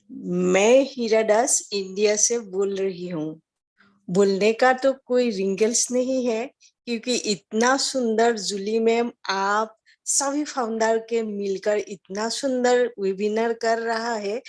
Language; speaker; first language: Hindi; non-native, local second language; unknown